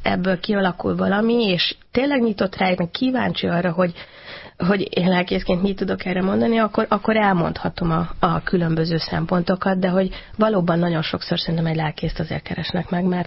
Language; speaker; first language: Hungarian; native; Hungarian